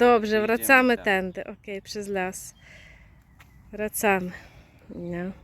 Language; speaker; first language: Polish; non-native, learner; Ukrainian